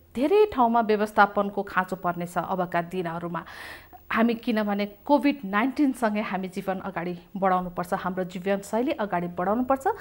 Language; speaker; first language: Nepali; native; Nepali